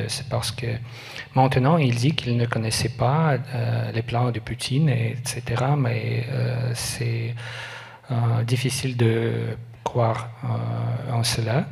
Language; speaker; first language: French; non-native, learner; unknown